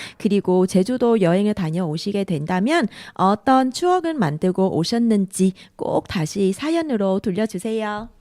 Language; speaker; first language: Korean; non-native, fluent; Vietnamese